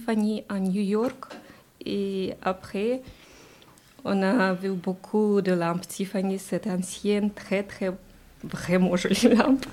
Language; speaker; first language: French; non-native, learner; Ukrainian